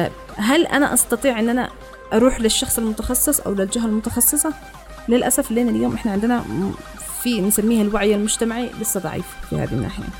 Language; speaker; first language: Arabic; native; Arabic